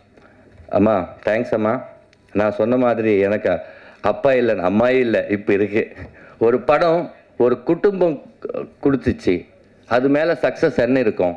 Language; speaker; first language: Tamil; non-native, learner; Telugu